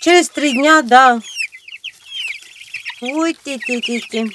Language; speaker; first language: Russian; non-native, fluent; Armenian